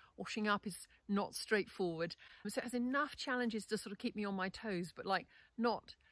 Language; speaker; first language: English; native; English